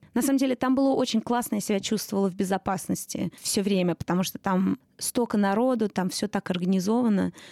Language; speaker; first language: Russian; early bilingual, heritage; Russian